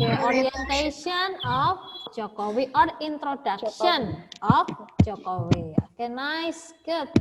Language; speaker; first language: English; non-native, learner; Indonesian